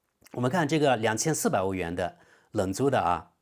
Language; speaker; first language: Chinese; native; Chinese